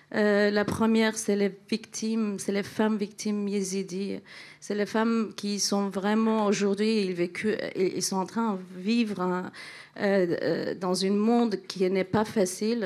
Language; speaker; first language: French; non-native, fluent; Central Kurdish